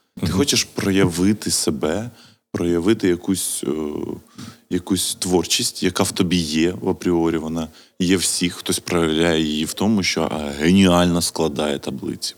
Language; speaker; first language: Ukrainian; non-native, local second language; Russian